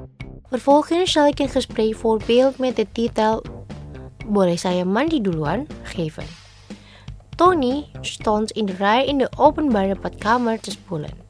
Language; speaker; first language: Dutch; non-native, learner; Indonesian